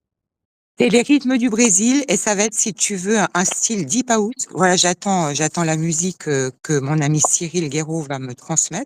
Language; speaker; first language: French; native; French